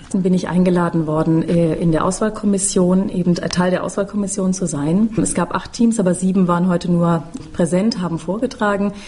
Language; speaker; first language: German; native; German